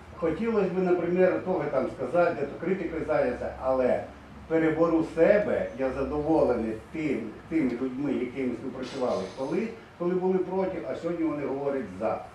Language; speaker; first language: Ukrainian; native; Ukrainian